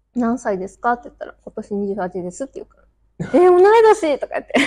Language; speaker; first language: Japanese; native; Japanese